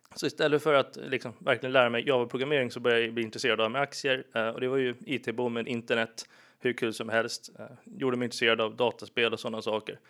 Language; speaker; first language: Swedish; early bilingual, other home language; English